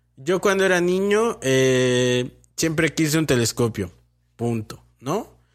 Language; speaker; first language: Spanish; native; Spanish